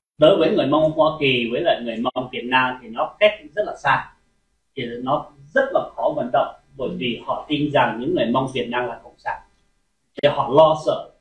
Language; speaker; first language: Vietnamese; non-native, local second language; Hmong